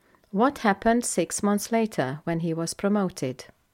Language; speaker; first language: English; non-native, fluent; Hungarian